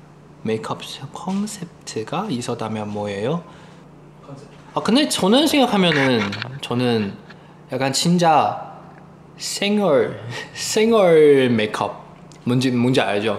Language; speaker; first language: Korean; non-native, fluent; Chinese